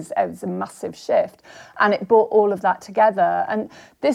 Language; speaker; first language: English; native; English